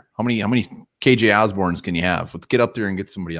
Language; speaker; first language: English; native; English